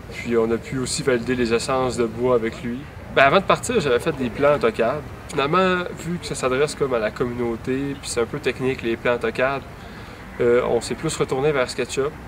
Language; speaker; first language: French; native; French